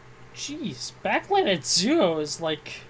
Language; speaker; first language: English; native; English